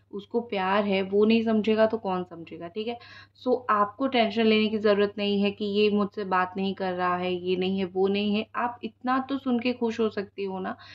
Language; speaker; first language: Hindi; non-native, local second language; Odia